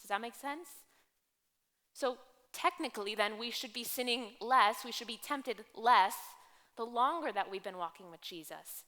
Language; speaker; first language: English; native; English